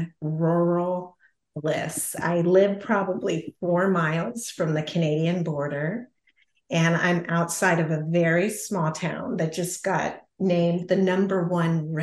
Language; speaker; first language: English; native; English